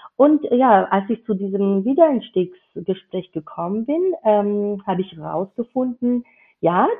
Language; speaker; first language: German; non-native, fluent; Georgian